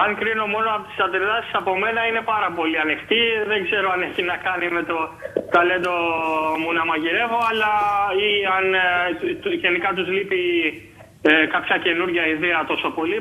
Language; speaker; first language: Greek; native; Greek